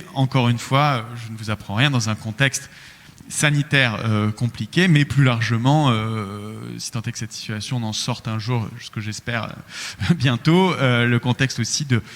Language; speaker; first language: French; native; French